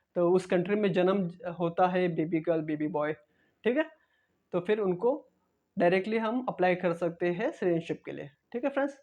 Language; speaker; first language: Hindi; non-native, local second language; Marathi